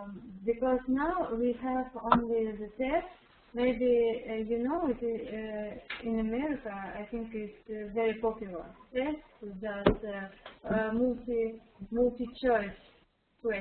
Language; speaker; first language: English; non-native, learner; Russian